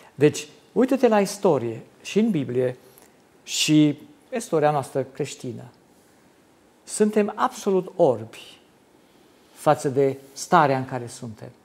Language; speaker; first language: Romanian; non-native, local second language; German